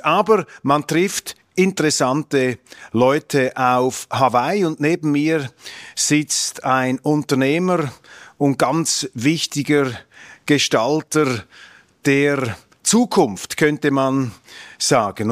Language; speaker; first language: German; native; German